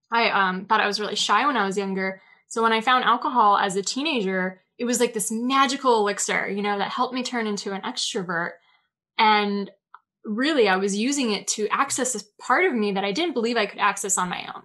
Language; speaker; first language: English; native; English